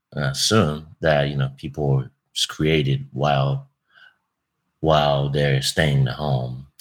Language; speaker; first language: English; non-native, fluent; Japanese